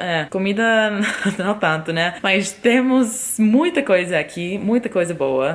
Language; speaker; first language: Portuguese; non-native, fluent; English